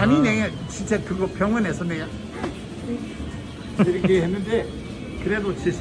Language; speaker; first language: Korean; non-native, fluent; English